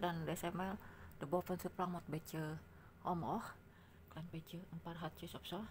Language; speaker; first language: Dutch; non-native, learner; Indonesian